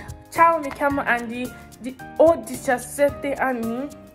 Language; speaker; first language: Italian; non-native, learner; English